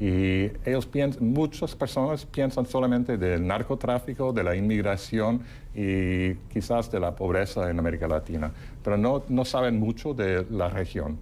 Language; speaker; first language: Spanish; non-native, fluent; English